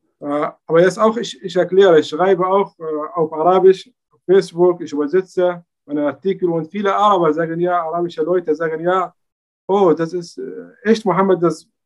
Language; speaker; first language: German; non-native, learner; Arabic